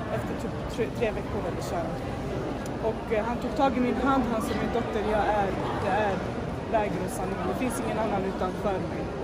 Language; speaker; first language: Swedish; non-native, fluent; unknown